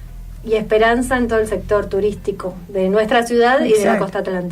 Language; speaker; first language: Spanish; native; Spanish